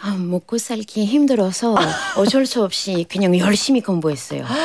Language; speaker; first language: Korean; non-native, fluent; French